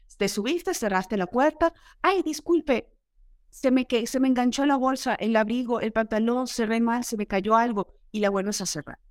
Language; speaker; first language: Spanish; native; Spanish